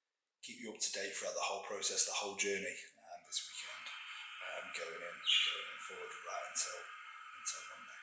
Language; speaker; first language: English; native; English